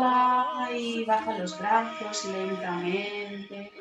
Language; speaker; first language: Spanish; native; Spanish